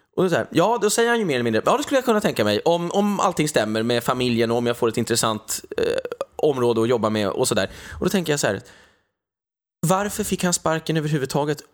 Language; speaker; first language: Swedish; native; Swedish